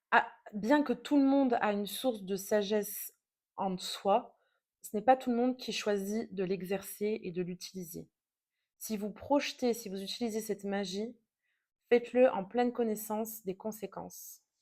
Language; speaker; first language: French; native; French